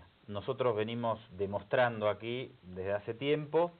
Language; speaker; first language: Spanish; native; Spanish